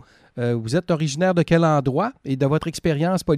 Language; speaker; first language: French; native; French